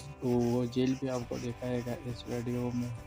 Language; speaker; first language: Hindi; non-native, local second language; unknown